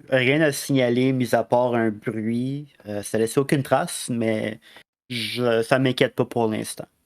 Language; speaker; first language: French; native; French